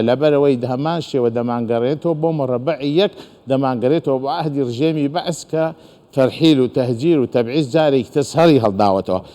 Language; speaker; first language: Central Kurdish; non-native, local second language; Azerbaijani